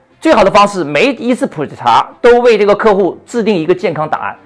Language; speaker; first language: Chinese; native; Chinese